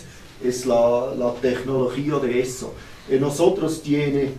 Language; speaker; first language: Spanish; non-native, learner; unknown